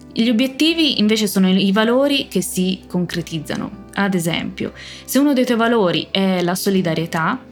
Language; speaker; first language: Italian; native; Italian